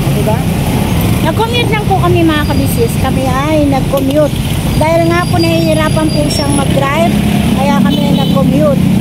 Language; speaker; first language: Filipino; native; Filipino